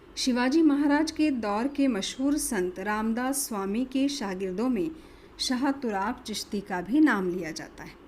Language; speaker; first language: Urdu; native; Urdu